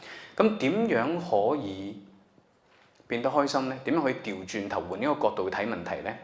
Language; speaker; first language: Cantonese; native; Cantonese